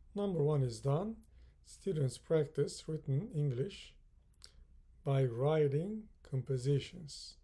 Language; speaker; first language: English; non-native, fluent; Turkish